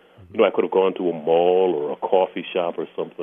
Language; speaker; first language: English; native; English